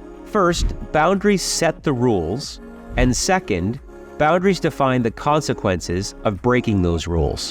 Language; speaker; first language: English; native; English